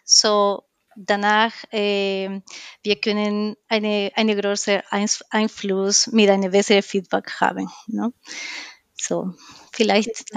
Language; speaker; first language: German; non-native, learner; Spanish